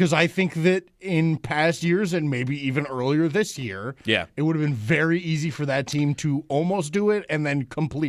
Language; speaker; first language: English; native; English